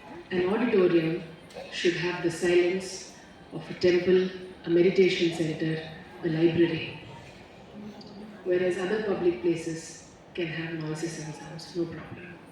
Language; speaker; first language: English; non-native, local second language; Telugu